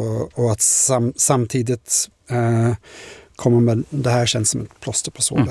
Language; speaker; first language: Swedish; non-native, fluent; English